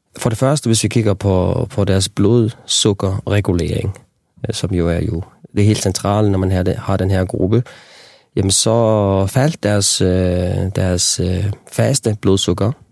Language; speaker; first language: Danish; non-native, local second language; Faroese